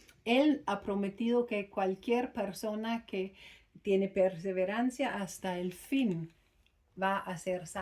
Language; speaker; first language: Spanish; non-native, fluent; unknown